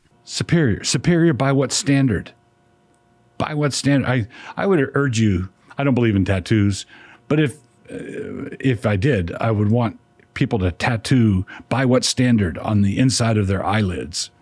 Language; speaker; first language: English; native; English